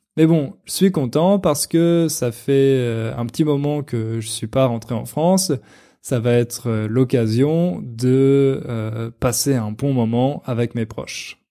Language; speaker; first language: French; native; French